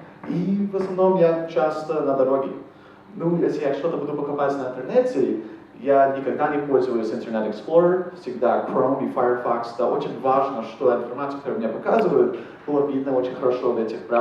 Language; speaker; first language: Russian; non-native, fluent; English